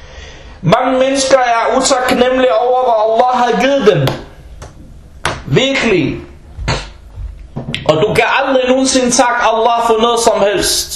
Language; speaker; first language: Danish; early bilingual, other home language; Arabic